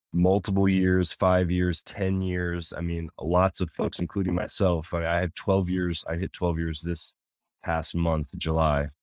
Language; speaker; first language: English; native; English